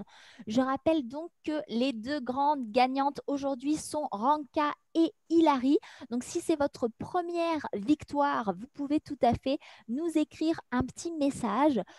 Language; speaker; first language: French; native; French